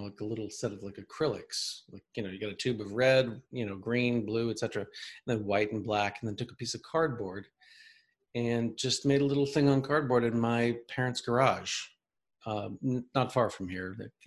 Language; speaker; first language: English; native; English